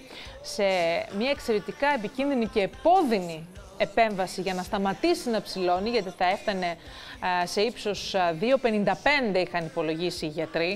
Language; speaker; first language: Greek; native; Greek